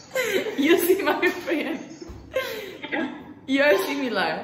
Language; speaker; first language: English; non-native, learner; Spanish